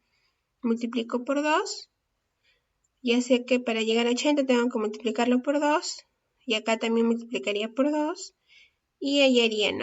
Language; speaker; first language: Spanish; native; Spanish